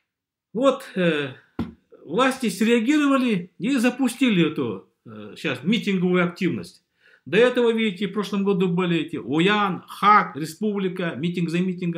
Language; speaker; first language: Russian; native; Russian